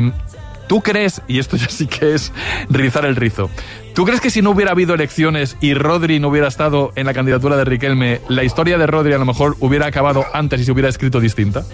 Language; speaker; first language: Spanish; native; Spanish